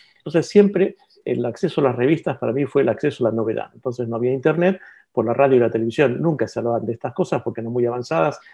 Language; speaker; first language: Spanish; native; Spanish